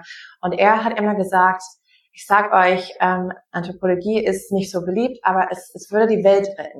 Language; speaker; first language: German; non-native, fluent; English